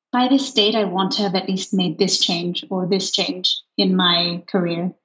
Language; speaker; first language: English; non-native, fluent; Luxembourgish